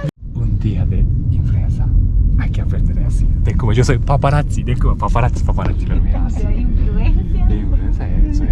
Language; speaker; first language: Spanish; non-native, learner; Japanese